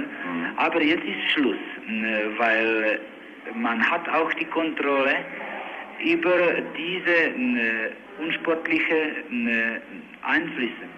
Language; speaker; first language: German; non-native, learner; Czech